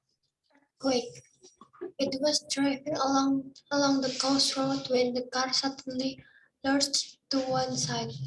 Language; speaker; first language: English; non-native, learner; Indonesian